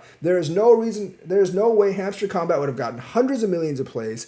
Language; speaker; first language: English; native; English